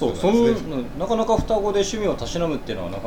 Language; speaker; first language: Japanese; native; Japanese